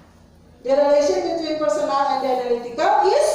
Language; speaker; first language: English; non-native, fluent; Indonesian